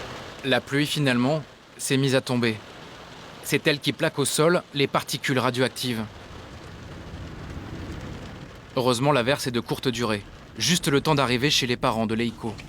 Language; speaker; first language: French; native; French